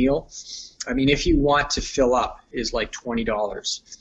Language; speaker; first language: English; native; English